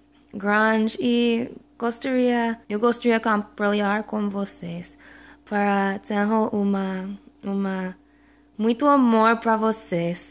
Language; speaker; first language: Portuguese; non-native, learner; English